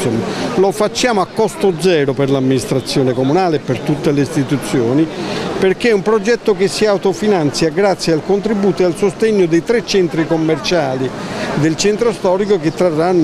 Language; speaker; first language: Italian; native; Italian